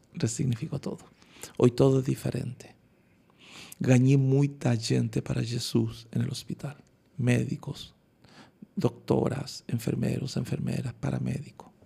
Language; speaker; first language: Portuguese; non-native, fluent; Spanish